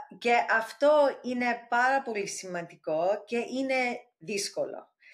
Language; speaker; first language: Greek; early bilingual, heritage; English